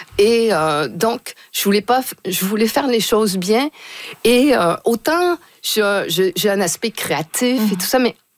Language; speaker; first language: French; native; French